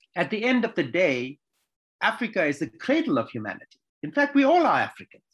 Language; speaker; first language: English; native; English